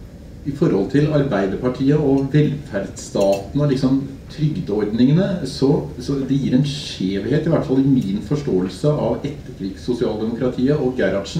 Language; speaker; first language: Norwegian; native; Norwegian